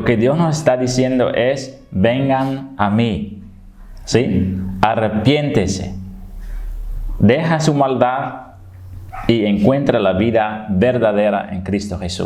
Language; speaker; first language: Spanish; non-native, fluent; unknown